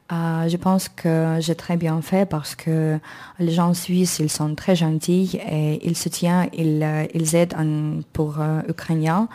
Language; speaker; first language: French; non-native, learner; Ukrainian